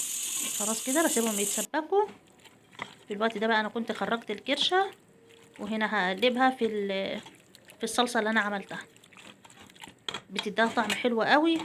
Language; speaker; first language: Arabic; native; Arabic